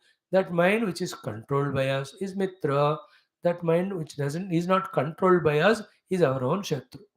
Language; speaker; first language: English; non-native, local second language; Hindi